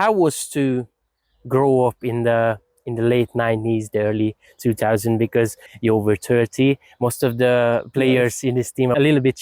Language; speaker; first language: English; non-native, fluent; Hungarian